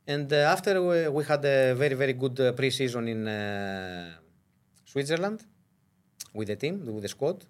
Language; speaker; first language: English; non-native, fluent; Greek